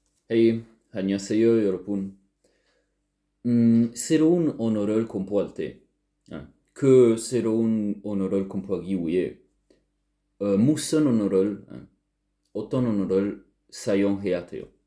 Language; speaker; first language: Korean; non-native, learner; French